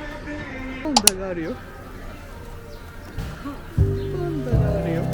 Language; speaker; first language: Japanese; native; Japanese